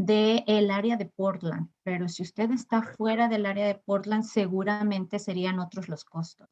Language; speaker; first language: Spanish; native; Spanish